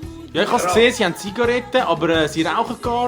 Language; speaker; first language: German; native; German